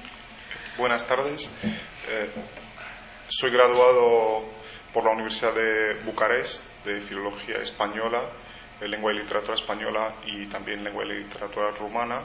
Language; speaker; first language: Spanish; non-native, local second language; Romanian